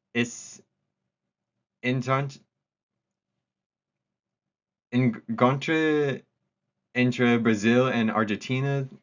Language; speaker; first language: Spanish; non-native, learner; English